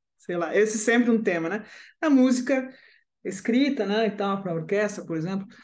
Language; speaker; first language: Portuguese; non-native, fluent; French